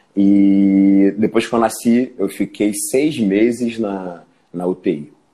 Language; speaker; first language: Portuguese; early bilingual, other home language; Spanish